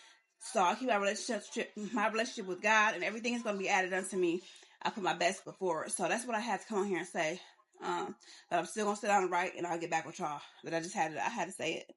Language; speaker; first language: English; native; English